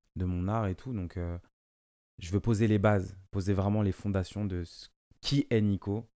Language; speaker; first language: French; non-native, local second language; Lingala